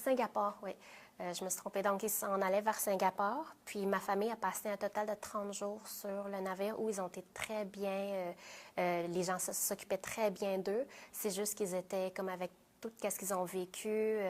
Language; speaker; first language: French; early bilingual, other home language; Vietnamese